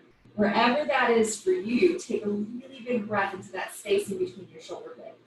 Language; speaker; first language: English; native; English